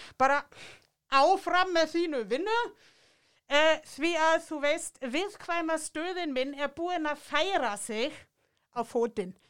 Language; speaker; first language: Icelandic; non-native, fluent; German